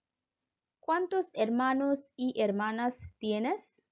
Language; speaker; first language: Spanish; non-native, fluent; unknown